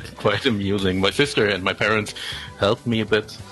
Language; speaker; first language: English; non-native, fluent; German